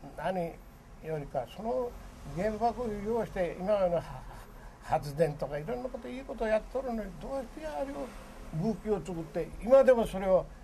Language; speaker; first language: Japanese; early bilingual, other home language; Korean